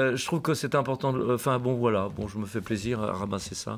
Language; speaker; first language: French; native; French